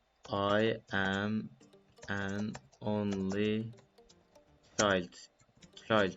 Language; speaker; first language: English; non-native, learner; Turkish